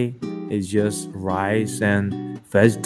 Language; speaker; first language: English; non-native, learner; Korean